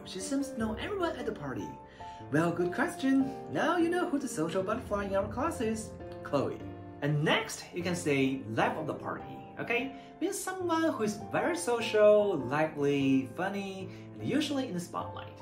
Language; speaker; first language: English; non-native, fluent; Chinese